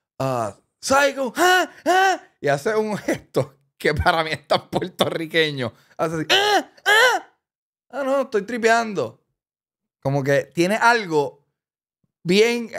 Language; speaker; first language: Spanish; native; Spanish